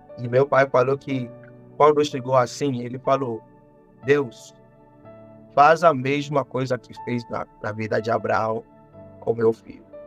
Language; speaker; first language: Portuguese; non-native, fluent; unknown